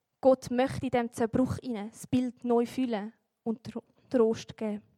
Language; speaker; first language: German; native; German